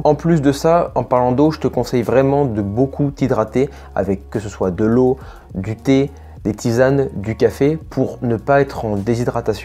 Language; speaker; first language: French; native; French